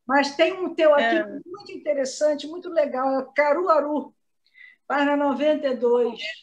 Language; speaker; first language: Portuguese; native; Portuguese